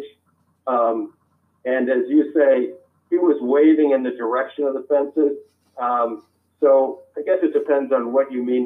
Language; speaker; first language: English; native; English